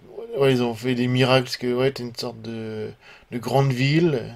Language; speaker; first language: French; native; French